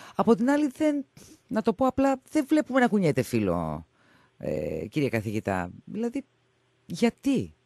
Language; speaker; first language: Greek; native; Greek